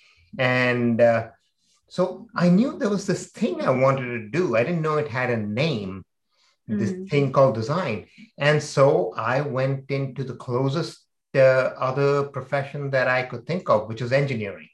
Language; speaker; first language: English; non-native, local second language; Hindi